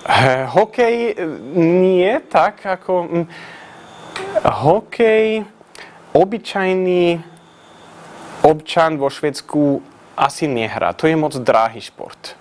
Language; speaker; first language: Slovak; non-native, fluent; Swedish